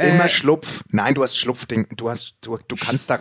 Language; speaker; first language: German; native; German